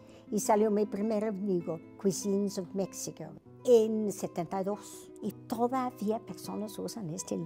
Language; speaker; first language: Spanish; non-native, fluent; English